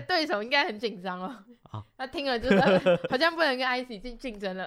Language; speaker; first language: Chinese; native; Chinese